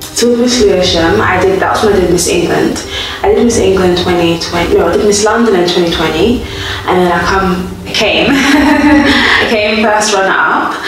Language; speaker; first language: English; native; English